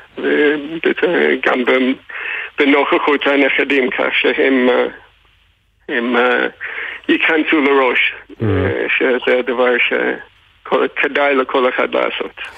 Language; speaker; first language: Hebrew; non-native, fluent; English